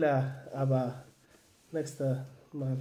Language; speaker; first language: German; non-native, learner; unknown